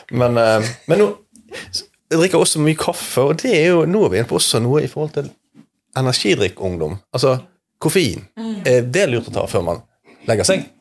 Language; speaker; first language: Norwegian; native; Norwegian